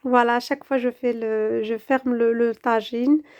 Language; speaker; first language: French; non-native, local second language; Arabic